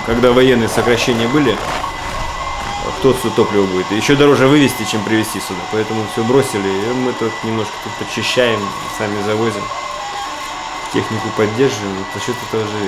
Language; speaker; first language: Russian; native; Russian